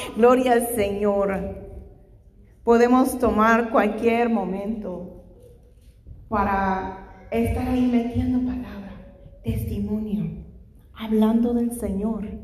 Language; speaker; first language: Spanish; non-native, fluent; English